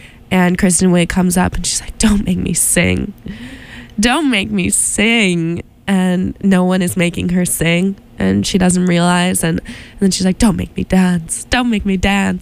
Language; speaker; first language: English; native; English